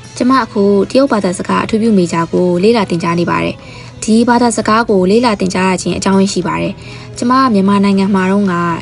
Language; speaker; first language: Burmese; native; Burmese